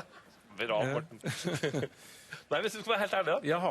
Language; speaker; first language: Norwegian; native; Norwegian